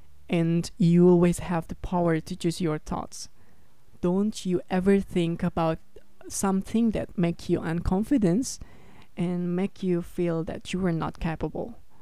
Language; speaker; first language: English; non-native, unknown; Indonesian